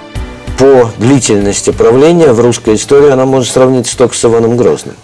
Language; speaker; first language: Russian; native; Russian